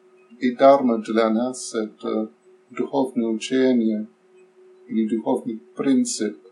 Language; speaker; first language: Russian; non-native, learner; English